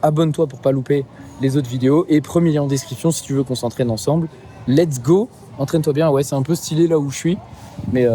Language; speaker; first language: French; native; French